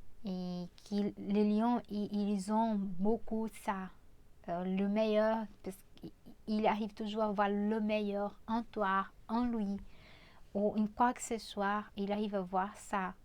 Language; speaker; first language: French; non-native, fluent; Portuguese